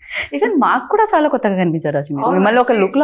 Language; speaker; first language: Telugu; native; Telugu